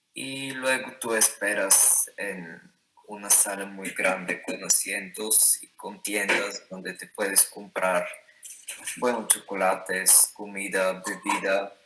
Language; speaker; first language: Spanish; non-native, learner; Bulgarian